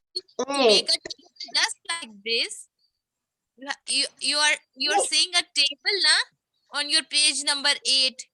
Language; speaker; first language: English; non-native, fluent; Urdu